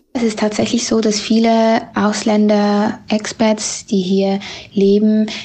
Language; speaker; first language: German; native; German